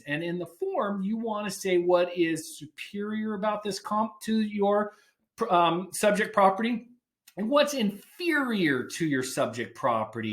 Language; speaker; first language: English; native; English